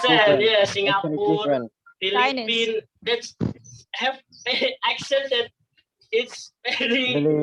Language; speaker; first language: English; non-native, learner; Indonesian